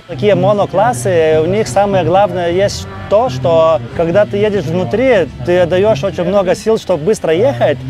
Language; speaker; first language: Russian; non-native, fluent; Lithuanian